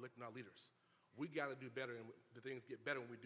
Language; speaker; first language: English; native; English